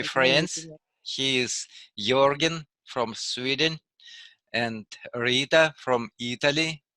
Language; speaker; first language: English; non-native, learner; Russian